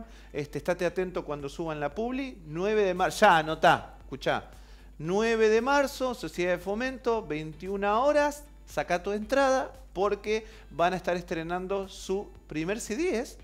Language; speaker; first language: Spanish; native; Spanish